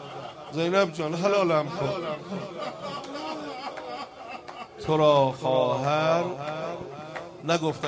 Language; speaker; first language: Persian; native; Persian